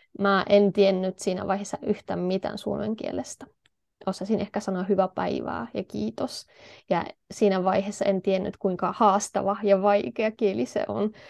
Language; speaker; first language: Finnish; non-native, fluent; Polish